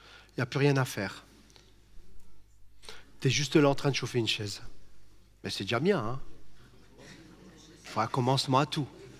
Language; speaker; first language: French; native; French